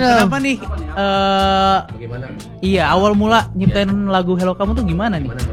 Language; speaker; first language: Indonesian; native; Indonesian